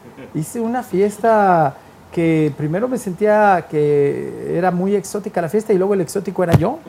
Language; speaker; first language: Spanish; native; Spanish